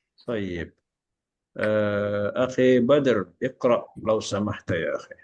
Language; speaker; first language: Arabic; non-native, fluent; Malay